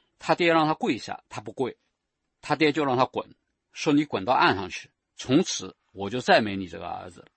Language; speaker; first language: Chinese; native; Chinese